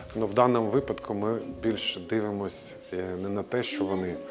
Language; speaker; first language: Ukrainian; non-native, fluent; Latvian